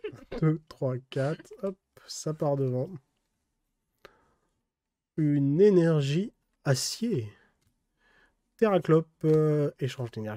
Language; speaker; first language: French; native; French